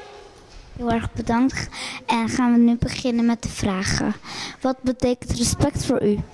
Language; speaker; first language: Dutch; early bilingual, other home language; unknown